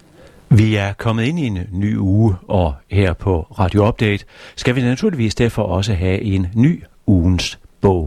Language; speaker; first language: Danish; native; Danish